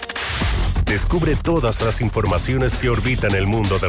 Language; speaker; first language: Spanish; native; Spanish